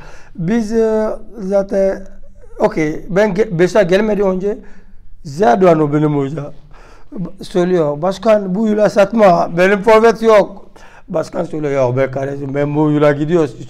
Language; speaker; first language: Turkish; non-native, learner; French